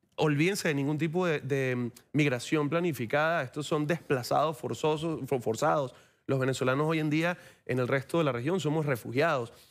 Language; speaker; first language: Spanish; native; Spanish